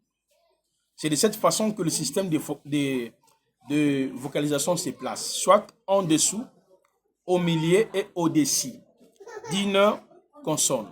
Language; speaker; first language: French; non-native, local second language; Lingala